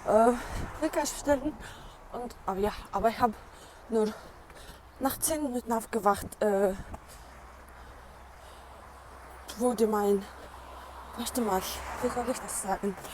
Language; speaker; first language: German; non-native, learner; Mongolian